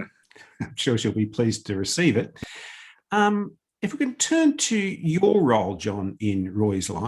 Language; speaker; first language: English; native; English